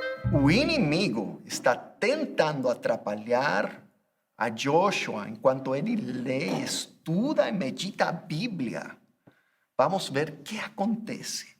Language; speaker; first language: Portuguese; non-native, fluent; English